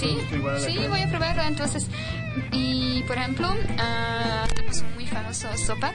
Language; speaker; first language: Spanish; non-native, fluent; Hungarian